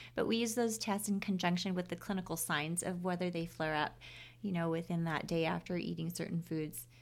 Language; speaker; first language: English; native; English